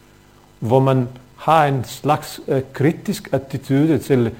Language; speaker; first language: Danish; non-native, fluent; Bosnian